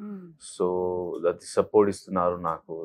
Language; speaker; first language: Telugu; non-native, learner; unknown